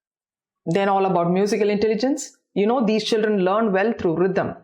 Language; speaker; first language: English; non-native, local second language; Tamil